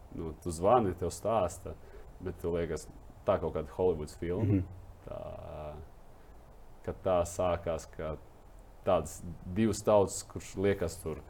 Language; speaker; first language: Latvian; non-native, local second language; Russian